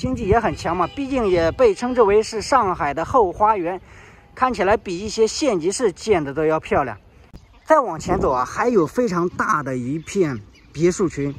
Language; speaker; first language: Chinese; native; Chinese